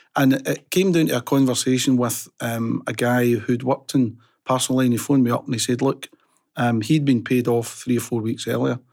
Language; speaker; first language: English; native; English